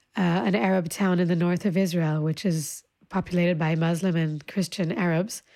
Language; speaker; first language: English; early bilingual, other home language; Hebrew